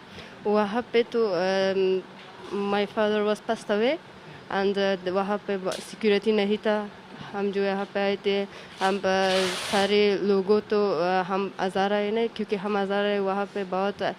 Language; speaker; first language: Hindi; non-native, learner; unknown